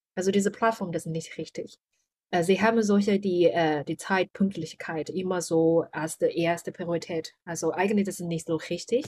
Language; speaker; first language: German; non-native, learner; Chinese